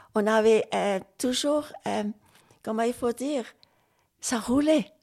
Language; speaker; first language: French; non-native, local second language; Swiss German